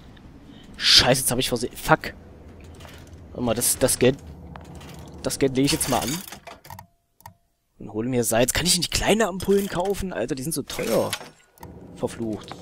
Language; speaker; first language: German; native; German